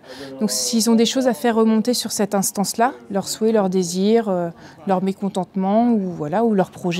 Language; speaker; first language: French; native; French